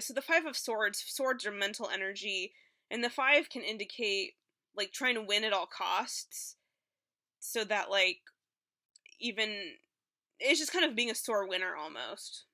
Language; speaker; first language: English; native; English